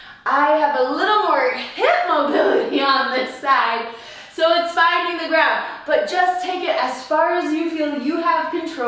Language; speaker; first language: English; native; English